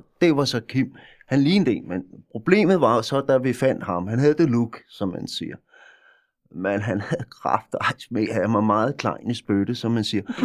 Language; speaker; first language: Danish; native; Danish